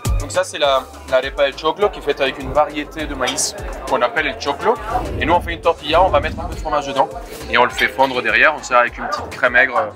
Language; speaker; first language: French; non-native, fluent; Spanish